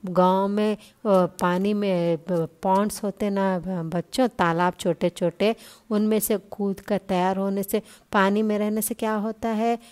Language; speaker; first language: Hindi; non-native, local second language; Telugu